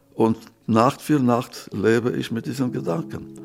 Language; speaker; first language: German; non-native, fluent; Yiddish